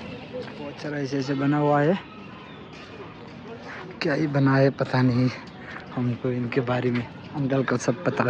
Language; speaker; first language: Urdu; non-native, local second language; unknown